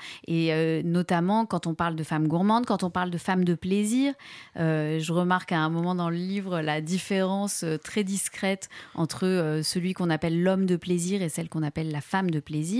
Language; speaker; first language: French; native; French